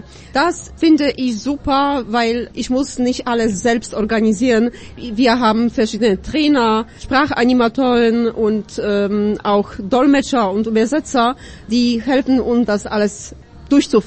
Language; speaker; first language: German; non-native, fluent; Polish